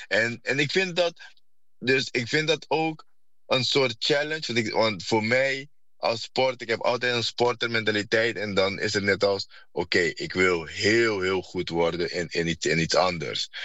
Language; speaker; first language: Dutch; non-native, fluent; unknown